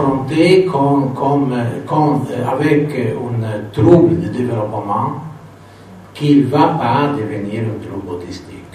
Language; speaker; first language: French; non-native, fluent; Italian